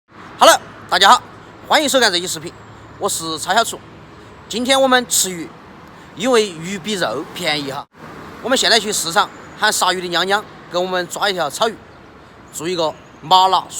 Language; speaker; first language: Chinese; native; Chinese